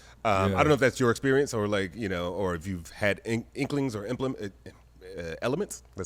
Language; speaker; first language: English; native; English